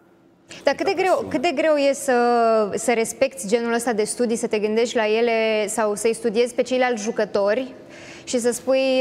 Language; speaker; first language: Romanian; native; Romanian